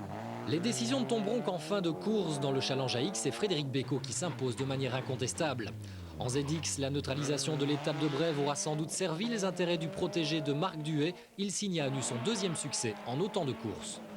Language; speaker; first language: French; native; French